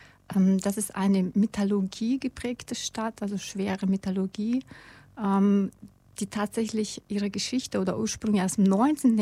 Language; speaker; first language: German; non-native, fluent; Russian